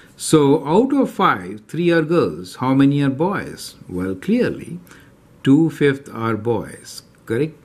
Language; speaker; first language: English; non-native, local second language; Hindi